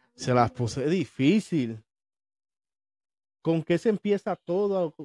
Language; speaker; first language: Spanish; native; Spanish